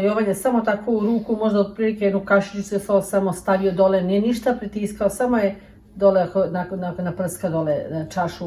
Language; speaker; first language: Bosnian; early bilingual, heritage; Serbian